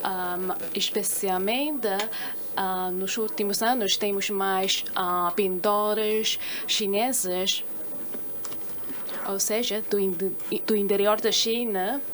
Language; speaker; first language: Portuguese; non-native, fluent; Chinese